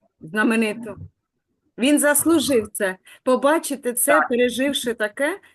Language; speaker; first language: Ukrainian; native; Ukrainian